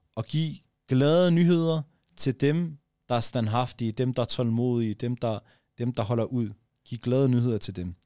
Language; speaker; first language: Danish; early bilingual, other home language; Arabic